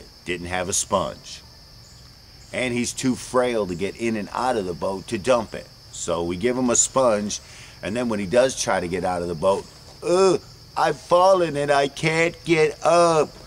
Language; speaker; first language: English; native; English